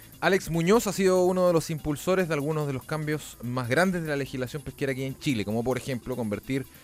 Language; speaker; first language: Spanish; native; Spanish